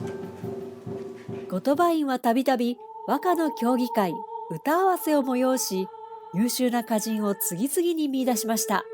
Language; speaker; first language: Japanese; native; Japanese